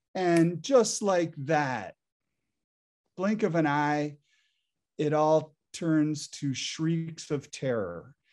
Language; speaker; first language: English; native; English